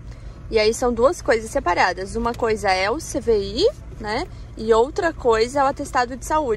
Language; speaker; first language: Portuguese; native; Portuguese